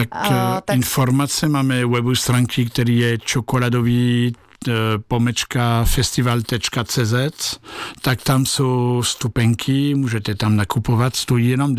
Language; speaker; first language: Czech; non-native, fluent; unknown